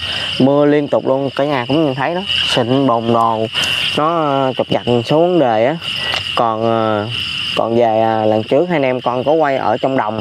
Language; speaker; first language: Vietnamese; native; Vietnamese